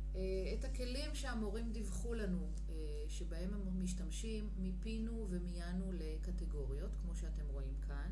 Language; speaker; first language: Hebrew; native; Hebrew